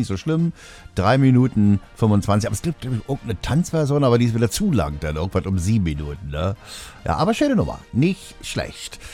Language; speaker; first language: German; native; German